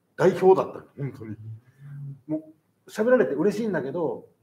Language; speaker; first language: Japanese; native; Japanese